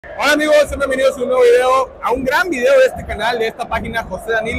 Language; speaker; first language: Spanish; native; Spanish